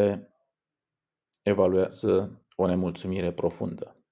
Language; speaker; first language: Romanian; native; Romanian